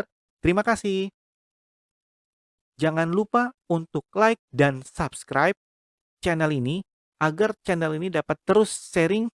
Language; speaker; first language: Indonesian; native; Indonesian